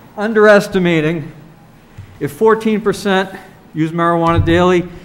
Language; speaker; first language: English; native; English